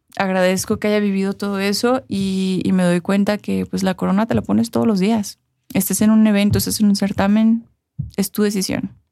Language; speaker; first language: Spanish; early bilingual, heritage; Spanish